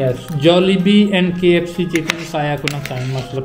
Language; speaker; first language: Filipino; non-native, learner; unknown